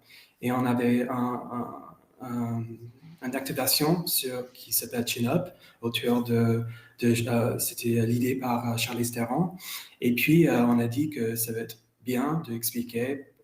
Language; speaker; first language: French; non-native, fluent; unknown